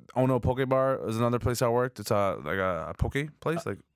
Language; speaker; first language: English; native; English